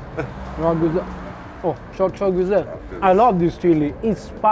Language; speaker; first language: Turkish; non-native, learner; Italian